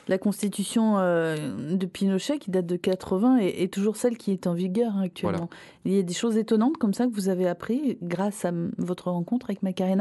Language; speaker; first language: French; native; French